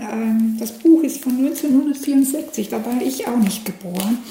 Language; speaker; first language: German; non-native, fluent; Albanian